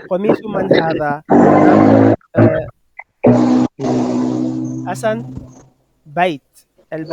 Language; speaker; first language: Arabic; non-native, fluent; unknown